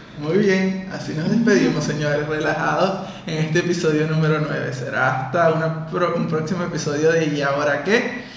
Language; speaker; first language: Spanish; native; Spanish